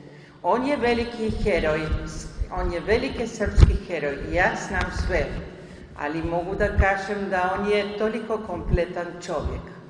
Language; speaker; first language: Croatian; early bilingual, heritage; Spanish